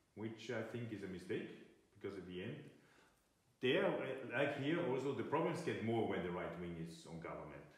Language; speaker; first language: English; non-native, fluent; German